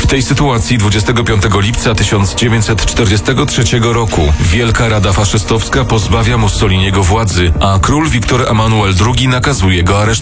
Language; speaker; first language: Polish; native; Polish